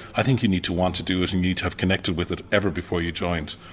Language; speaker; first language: English; native; English